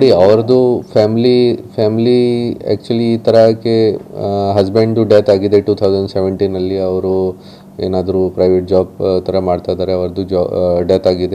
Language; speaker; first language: Kannada; non-native, local second language; Hindi